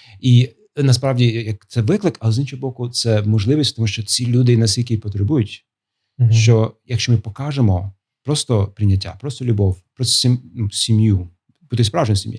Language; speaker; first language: Ukrainian; non-native, fluent; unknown